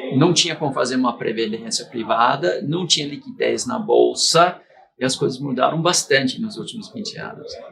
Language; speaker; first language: Portuguese; non-native, fluent; English